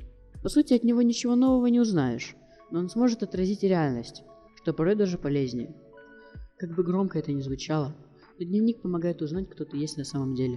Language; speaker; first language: Russian; native; Russian